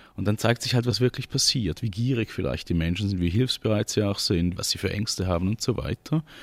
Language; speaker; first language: German; native; German